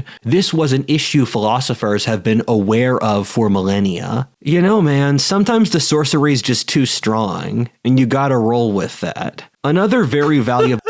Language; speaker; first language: English; native; English